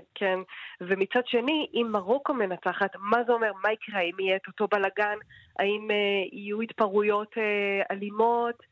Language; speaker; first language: Hebrew; native; Hebrew